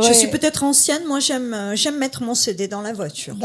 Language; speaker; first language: French; native; French